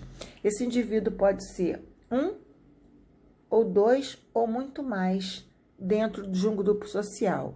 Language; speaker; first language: Portuguese; native; Portuguese